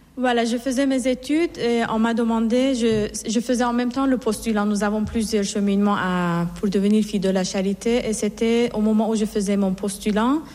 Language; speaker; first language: French; non-native, fluent; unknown